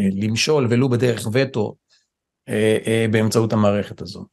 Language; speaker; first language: Hebrew; native; Hebrew